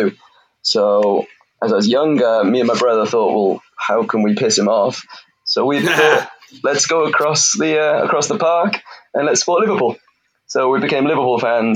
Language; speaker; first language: English; native; English